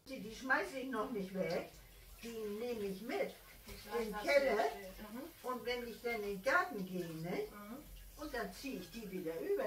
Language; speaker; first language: German; native; German